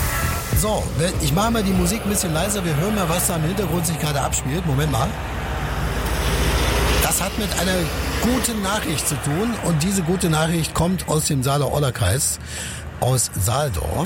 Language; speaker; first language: German; native; German